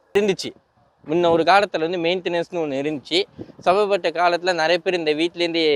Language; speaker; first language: Tamil; early bilingual, heritage; Tamil